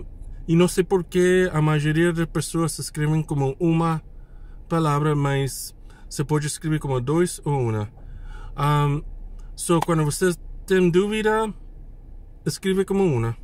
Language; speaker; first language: Portuguese; non-native, fluent; English